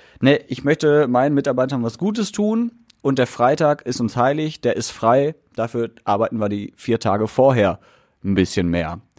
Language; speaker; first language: German; native; German